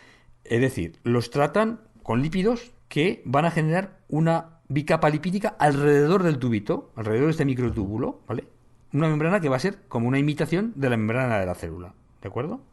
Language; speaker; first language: Spanish; native; Spanish